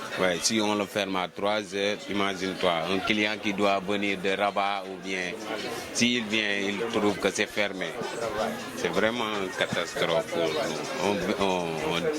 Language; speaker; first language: French; non-native, local second language; Wolof